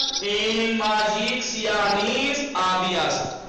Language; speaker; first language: Persian; non-native, fluent; Urdu